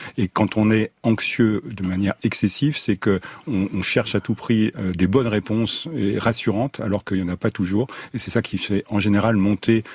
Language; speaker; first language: French; native; French